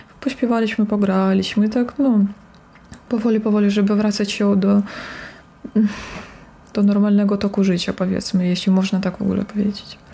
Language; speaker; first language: Polish; non-native, fluent; Russian